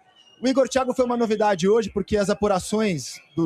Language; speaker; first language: Portuguese; native; Portuguese